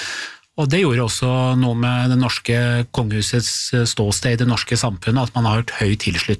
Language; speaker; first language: Norwegian; native; Norwegian